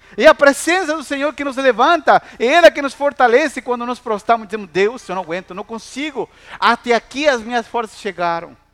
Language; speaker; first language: Portuguese; non-native, fluent; Spanish